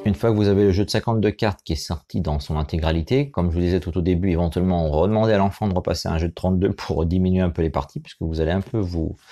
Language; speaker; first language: French; native; French